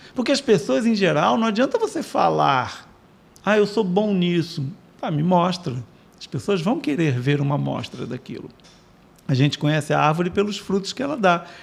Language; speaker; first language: Portuguese; native; Portuguese